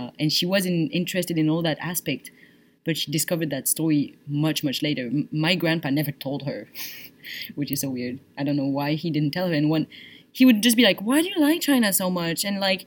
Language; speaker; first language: English; non-native, fluent; French